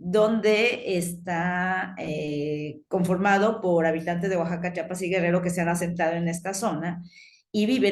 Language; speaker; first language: Spanish; native; Spanish